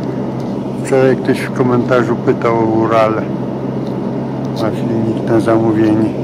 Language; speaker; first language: Polish; native; Polish